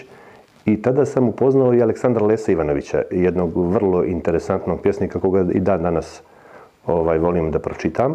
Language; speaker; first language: Serbian; native; Serbian